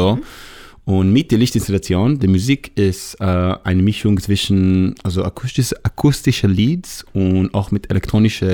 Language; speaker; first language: German; non-native, learner; Hebrew